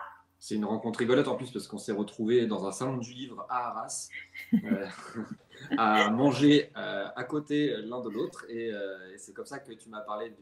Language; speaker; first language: French; native; French